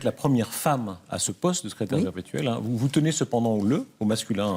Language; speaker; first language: French; native; French